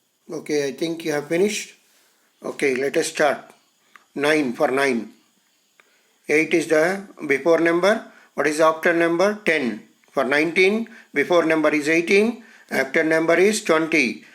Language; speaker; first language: English; non-native, local second language; Telugu